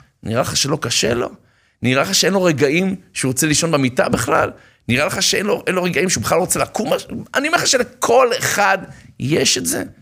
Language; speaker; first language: Hebrew; native; Hebrew